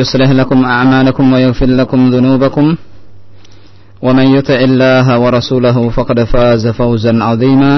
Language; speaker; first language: Arabic; non-native, fluent; Indonesian